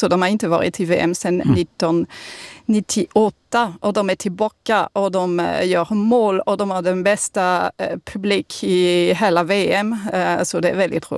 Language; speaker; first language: Swedish; non-native, fluent; French